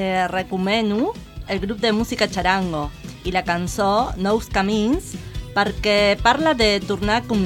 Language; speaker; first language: Catalan; non-native, learner; Spanish